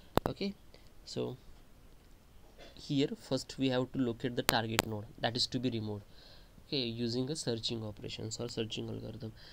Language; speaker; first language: English; non-native, local second language; Marathi